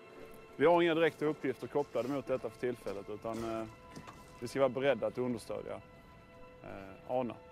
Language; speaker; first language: Swedish; native; Swedish